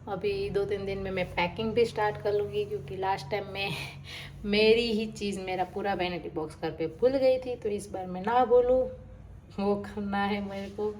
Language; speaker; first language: Hindi; non-native, local second language; Gujarati